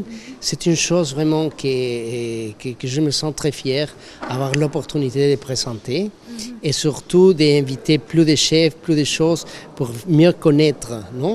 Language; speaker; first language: French; non-native, fluent; Spanish